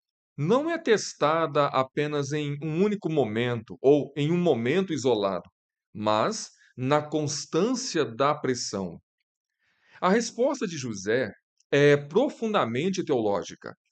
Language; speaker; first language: Portuguese; native; Portuguese